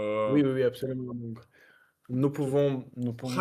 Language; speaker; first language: French; non-native, learner; Russian